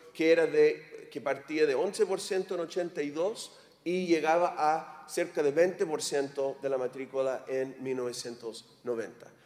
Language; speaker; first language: Spanish; non-native, fluent; English